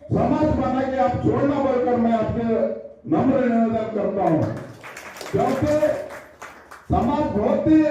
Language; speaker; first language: Hindi; non-native, local second language; Kannada